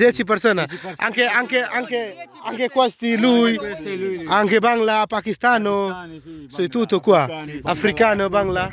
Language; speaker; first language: Italian; non-native, learner; Bangla